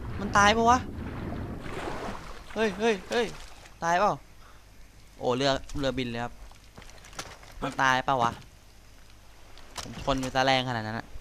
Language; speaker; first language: Thai; native; Thai